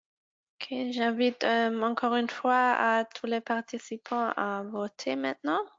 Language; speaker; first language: French; non-native, fluent; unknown